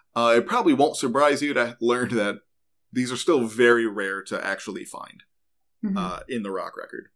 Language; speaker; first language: English; native; English